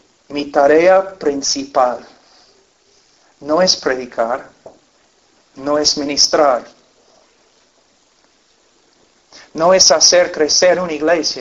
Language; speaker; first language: Spanish; non-native, fluent; English